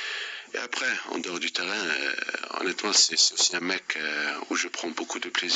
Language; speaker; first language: French; non-native, fluent; Danish